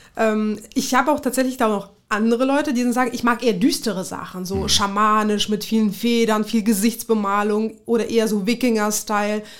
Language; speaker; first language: German; early bilingual, other home language; Russian